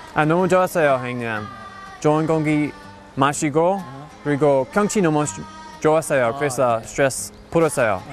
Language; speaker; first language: Korean; non-native, fluent; English